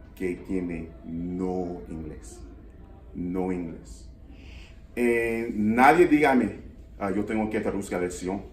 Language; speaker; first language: Spanish; non-native, learner; English